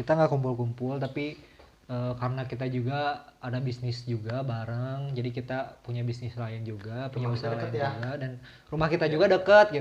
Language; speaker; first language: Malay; non-native, local second language; Sundanese